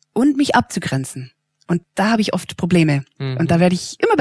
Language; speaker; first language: German; non-native, fluent; English